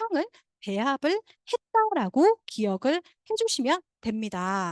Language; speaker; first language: Korean; native; Korean